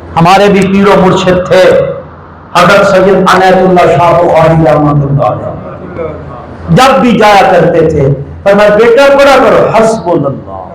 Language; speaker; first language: Urdu; non-native, local second language; Punjabi